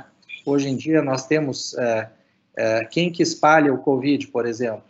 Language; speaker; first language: Portuguese; native; Portuguese